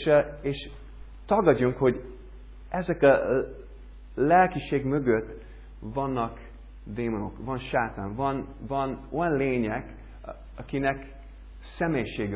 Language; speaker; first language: Hungarian; non-native, learner; English